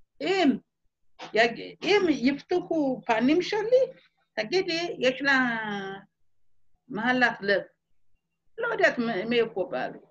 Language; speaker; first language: Hebrew; non-native, fluent; Amharic